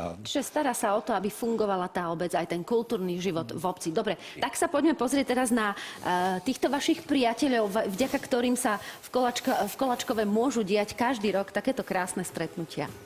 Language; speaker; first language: Slovak; native; Slovak